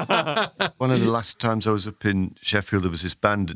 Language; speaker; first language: English; native; English